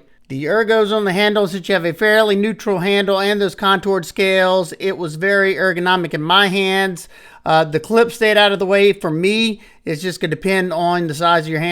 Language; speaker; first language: English; native; English